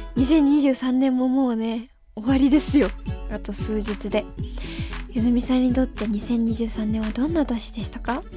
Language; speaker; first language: Japanese; native; Japanese